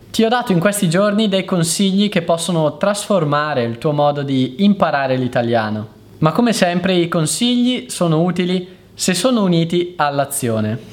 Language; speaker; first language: Italian; native; Italian